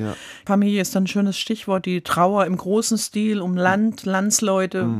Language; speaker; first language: German; native; German